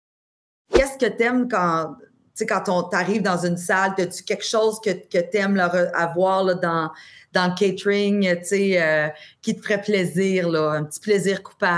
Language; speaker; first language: French; native; French